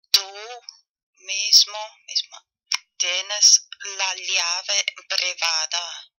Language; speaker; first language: Spanish; non-native, fluent; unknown